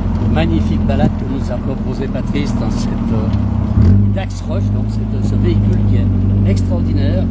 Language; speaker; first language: French; native; French